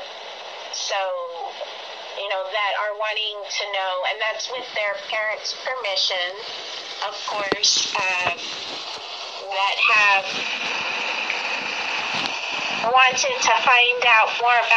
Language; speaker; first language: English; native; English